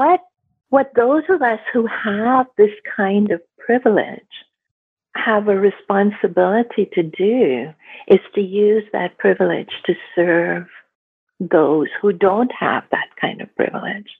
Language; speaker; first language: English; non-native, local second language; Gujarati